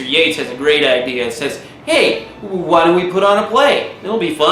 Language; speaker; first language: English; native; English